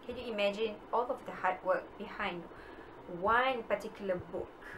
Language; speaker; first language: English; non-native, local second language; Malay